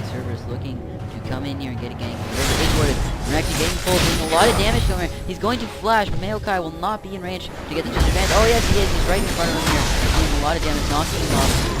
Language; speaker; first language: English; native; English